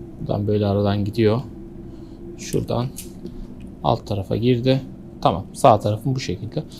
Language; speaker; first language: Turkish; native; Turkish